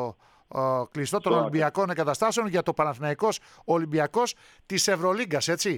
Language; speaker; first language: Greek; native; Greek